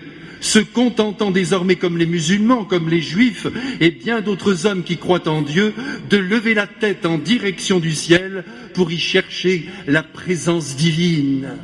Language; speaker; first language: French; native; French